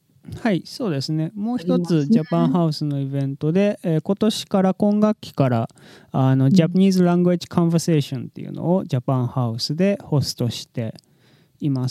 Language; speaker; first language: Japanese; native; Japanese